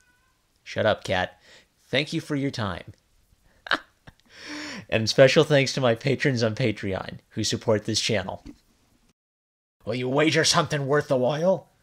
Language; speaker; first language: English; native; English